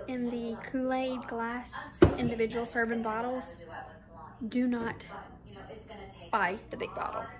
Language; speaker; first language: English; native; English